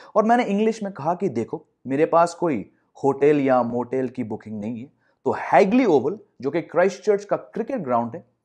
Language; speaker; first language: Hindi; non-native, local second language; English